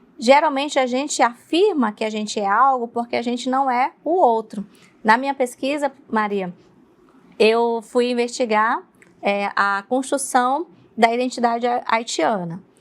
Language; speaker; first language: Portuguese; native; Portuguese